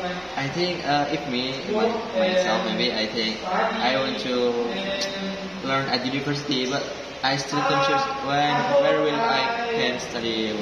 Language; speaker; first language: English; non-native, learner; Indonesian